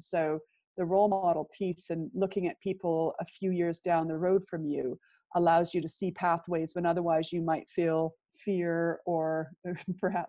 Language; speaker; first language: English; native; English